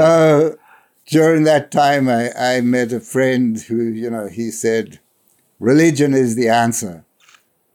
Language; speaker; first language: English; native; English